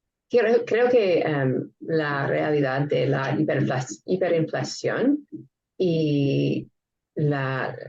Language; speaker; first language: Spanish; non-native, fluent; English